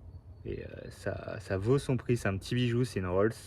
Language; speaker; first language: French; native; French